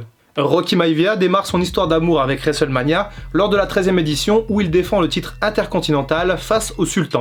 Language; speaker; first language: French; native; French